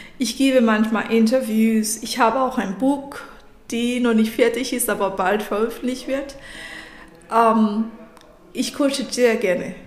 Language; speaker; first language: German; non-native, fluent; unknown